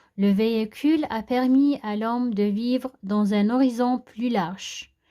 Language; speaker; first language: French; non-native, local second language; Arabic